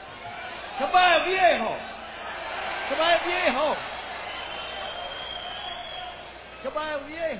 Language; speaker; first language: Spanish; non-native, learner; English